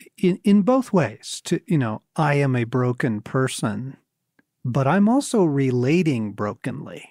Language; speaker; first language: English; native; English